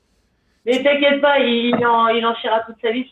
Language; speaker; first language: French; native; French